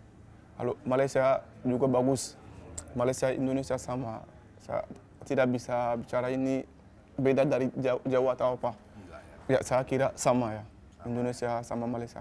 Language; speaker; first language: Indonesian; non-native, learner; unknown